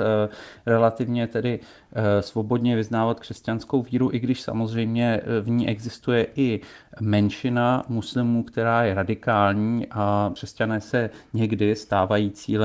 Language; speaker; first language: Czech; native; Czech